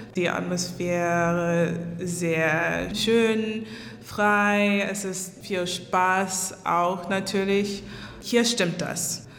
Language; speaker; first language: German; non-native, fluent; English